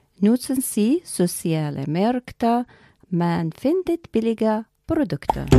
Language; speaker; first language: German; non-native, learner; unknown